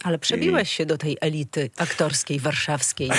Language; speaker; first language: Polish; native; Polish